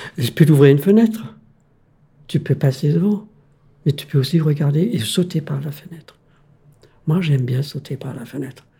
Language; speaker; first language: French; non-native, fluent; Danish